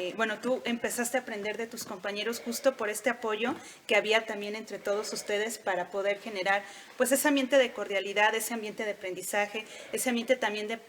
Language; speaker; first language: Spanish; native; Spanish